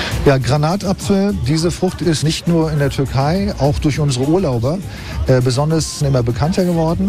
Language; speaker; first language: German; non-native, fluent; Turkish